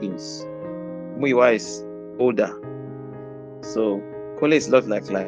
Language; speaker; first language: English; non-native, local second language; Yoruba